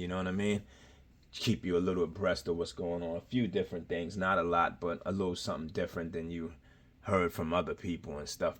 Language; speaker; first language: English; native; English